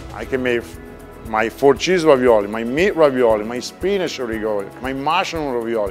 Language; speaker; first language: English; non-native, fluent; Italian